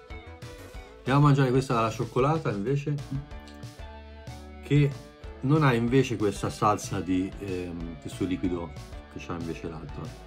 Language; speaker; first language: Italian; native; Italian